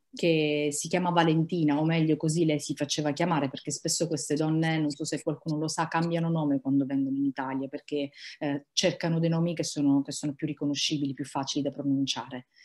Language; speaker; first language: Italian; native; Italian